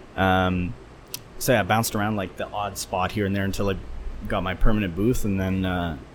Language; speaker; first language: English; native; English